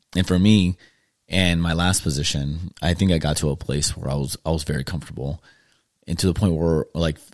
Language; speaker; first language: English; native; English